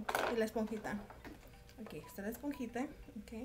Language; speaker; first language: Spanish; early bilingual, heritage; Spanish